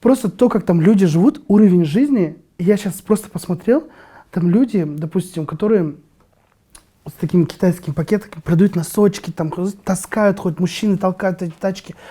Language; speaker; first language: Russian; non-native, local second language; Kazakh